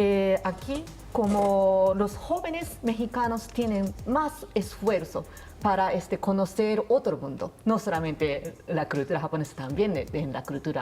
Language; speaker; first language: Spanish; non-native, learner; Japanese